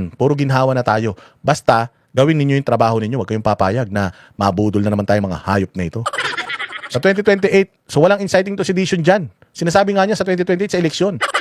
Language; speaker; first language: Filipino; native; Filipino